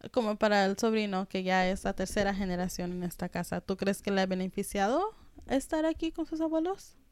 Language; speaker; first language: Spanish; early bilingual, heritage; Spanish